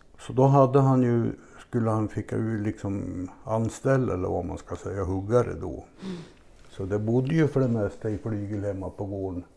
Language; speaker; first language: Swedish; native; Swedish